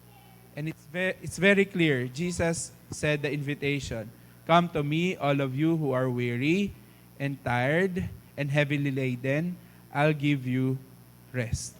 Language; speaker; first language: English; non-native, fluent; Filipino